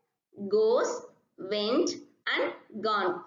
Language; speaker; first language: English; non-native, local second language; Tamil